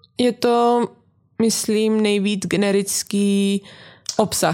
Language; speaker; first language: Czech; native; Czech